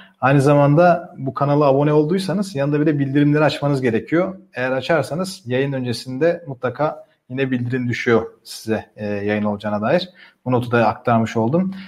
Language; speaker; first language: Turkish; native; Turkish